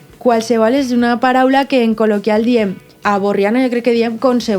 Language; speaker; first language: Catalan; native; Catalan